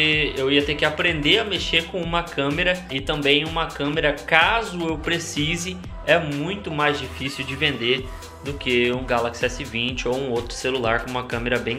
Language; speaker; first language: Portuguese; native; Portuguese